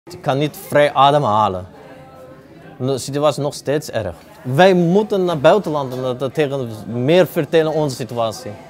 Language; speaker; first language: Dutch; non-native, local second language; Uyghur